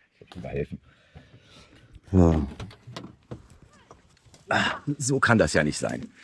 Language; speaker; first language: German; native; German